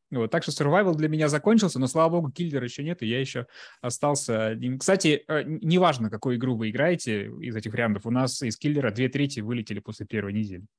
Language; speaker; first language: Russian; native; Russian